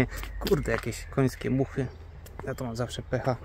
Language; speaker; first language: Polish; native; Polish